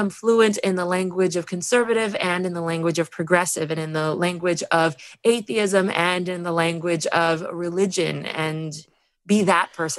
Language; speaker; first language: English; early bilingual, other home language; Spanish